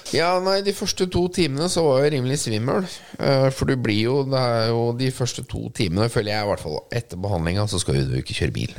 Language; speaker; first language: Norwegian; native; Norwegian